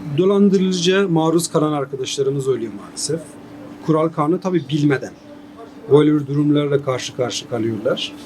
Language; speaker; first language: Turkish; non-native, fluent; Persian